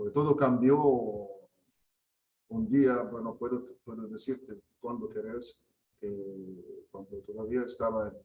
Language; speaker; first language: Spanish; non-native, fluent; Arabic